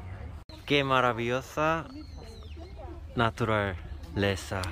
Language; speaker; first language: Spanish; non-native, fluent; Korean